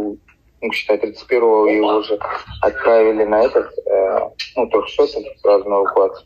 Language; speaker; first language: Russian; native; Russian